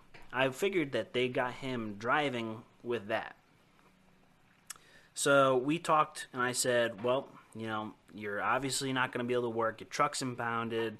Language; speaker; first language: English; native; English